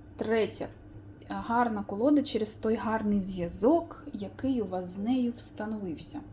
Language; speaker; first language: Ukrainian; native; Ukrainian